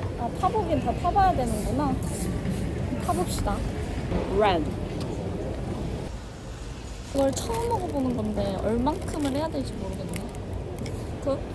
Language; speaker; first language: Korean; native; Korean